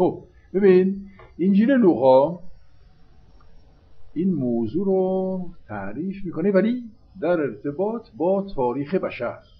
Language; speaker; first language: Persian; non-native, fluent; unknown